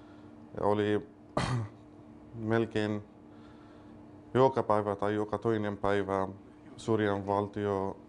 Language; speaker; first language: Finnish; non-native, learner; Arabic